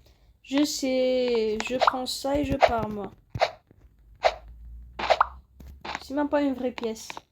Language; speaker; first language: French; native; French